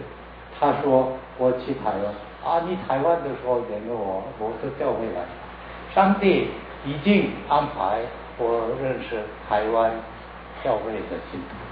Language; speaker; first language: Chinese; non-native, learner; Korean